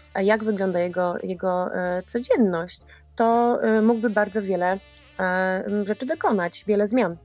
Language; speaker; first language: Polish; native; Polish